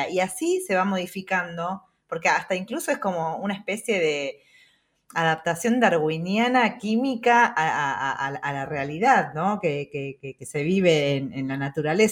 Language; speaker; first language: Spanish; native; Spanish